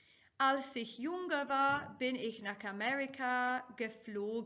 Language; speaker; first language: German; non-native, fluent; English